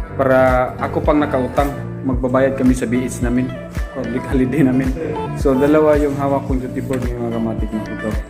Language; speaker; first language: Filipino; non-native, local second language; Cebuano